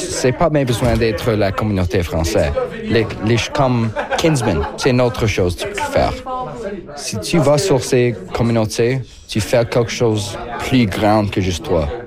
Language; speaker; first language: French; non-native, local second language; English